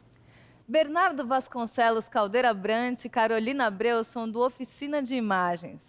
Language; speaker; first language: Portuguese; native; Portuguese